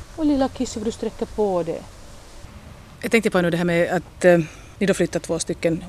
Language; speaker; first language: Swedish; native; Swedish